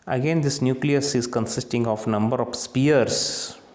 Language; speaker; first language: English; non-native, local second language; Kannada